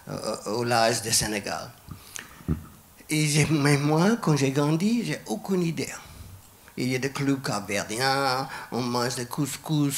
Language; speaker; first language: French; non-native, fluent; English